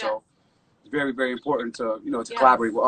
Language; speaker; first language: English; native; English